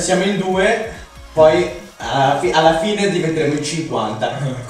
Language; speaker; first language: Italian; native; Italian